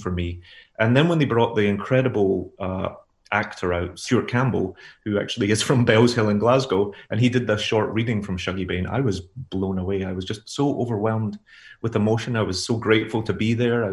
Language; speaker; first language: English; native; English